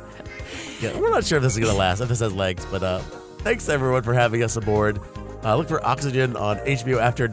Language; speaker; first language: English; native; English